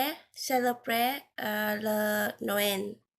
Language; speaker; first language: French; non-native, learner; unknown